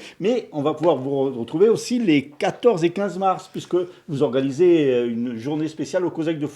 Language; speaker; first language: French; native; French